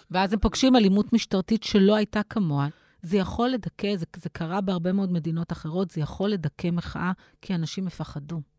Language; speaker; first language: Hebrew; native; Hebrew